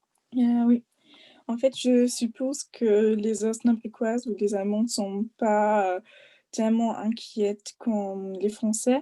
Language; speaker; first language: French; non-native, fluent; German